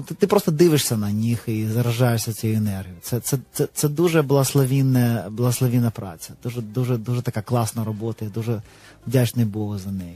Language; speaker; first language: Ukrainian; non-native, local second language; Russian